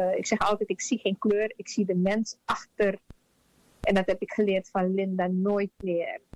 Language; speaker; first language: Dutch; native; Dutch